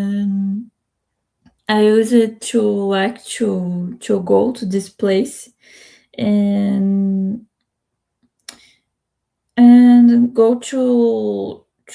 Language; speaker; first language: English; non-native, learner; Spanish